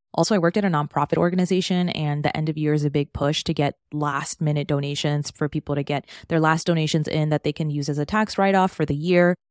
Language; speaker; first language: English; native; English